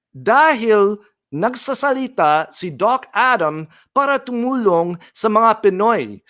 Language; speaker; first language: Filipino; non-native, fluent; English